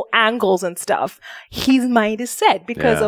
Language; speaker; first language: English; native; English